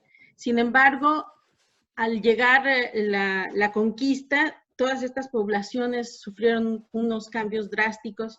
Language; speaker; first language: Spanish; native; Spanish